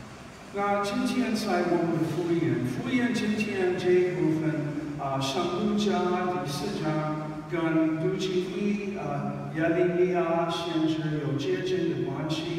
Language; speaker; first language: Chinese; non-native, fluent; English